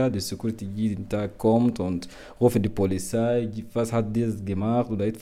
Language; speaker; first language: German; non-native, learner; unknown